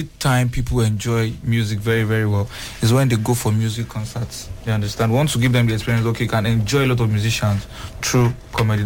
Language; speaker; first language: English; non-native, local second language; Yoruba